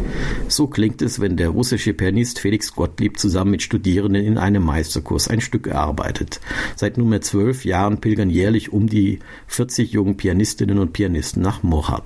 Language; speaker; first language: German; native; German